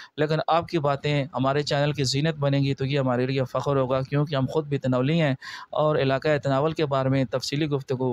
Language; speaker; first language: Urdu; non-native, local second language; Northern Hindko